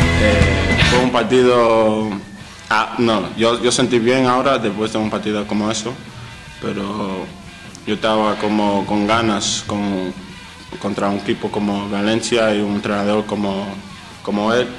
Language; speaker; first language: Spanish; non-native, fluent; English